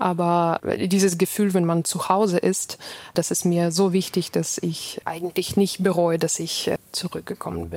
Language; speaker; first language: German; non-native, fluent; Ukrainian